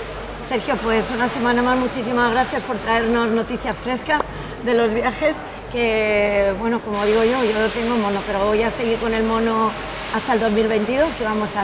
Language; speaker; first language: Spanish; native; Spanish